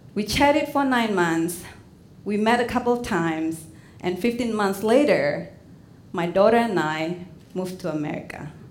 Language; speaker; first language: English; non-native, fluent; Indonesian